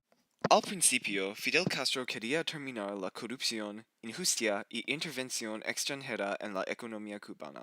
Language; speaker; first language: Spanish; non-native, learner; English